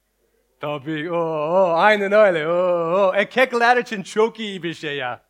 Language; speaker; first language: Turkish; non-native, learner; English